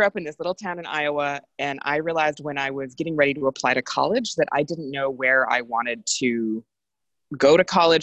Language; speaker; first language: English; native; English